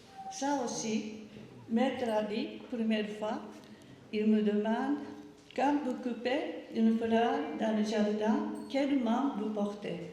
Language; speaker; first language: French; non-native, learner; Japanese